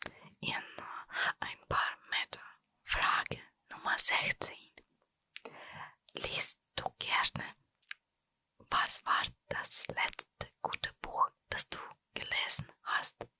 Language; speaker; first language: German; non-native, fluent; Russian